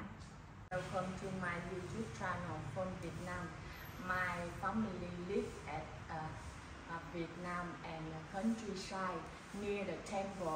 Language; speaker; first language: English; non-native, learner; Vietnamese